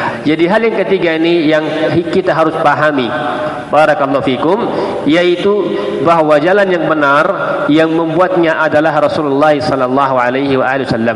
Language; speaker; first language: Indonesian; non-native, fluent; Arabic